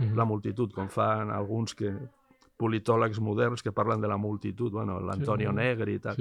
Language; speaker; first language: Catalan; non-native, local second language; Spanish